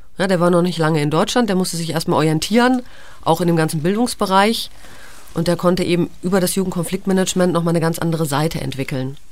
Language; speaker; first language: German; native; German